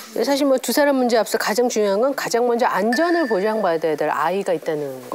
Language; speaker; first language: Korean; native; Korean